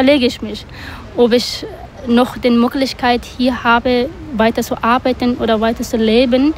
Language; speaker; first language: Dutch; non-native, learner; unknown